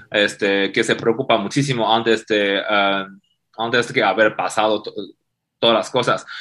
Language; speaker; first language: Spanish; non-native, fluent; Chinese